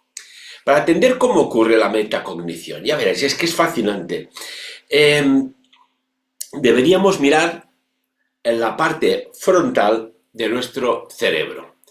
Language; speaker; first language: Spanish; non-native, local second language; Catalan